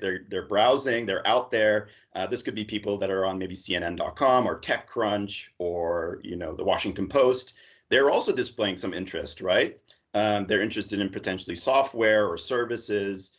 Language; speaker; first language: English; native; English